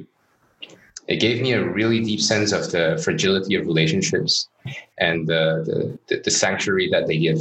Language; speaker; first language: English; non-native, local second language; Chinese